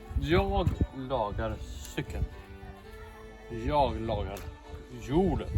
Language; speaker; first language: Swedish; early bilingual, other home language; Ukrainian